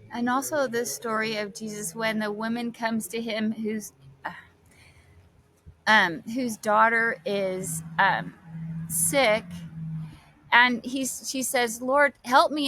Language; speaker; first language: English; native; English